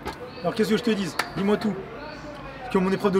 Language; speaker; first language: French; native; French